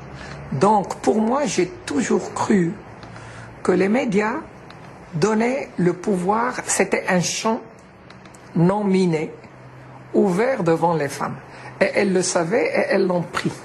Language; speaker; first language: French; non-native, local second language; Arabic